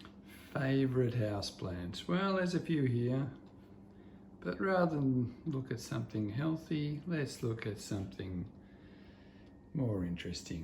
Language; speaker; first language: English; native; English